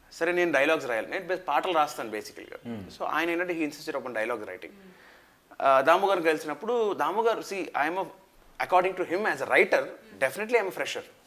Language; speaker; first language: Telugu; native; Telugu